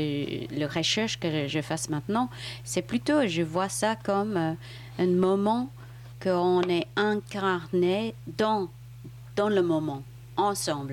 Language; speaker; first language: French; non-native, fluent; English